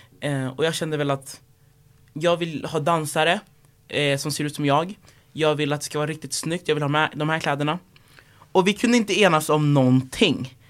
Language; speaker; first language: Swedish; early bilingual, other home language; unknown